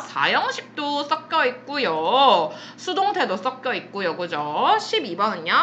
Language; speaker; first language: Korean; native; Korean